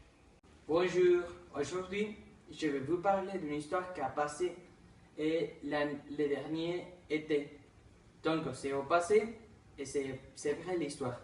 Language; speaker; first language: French; non-native, learner; Spanish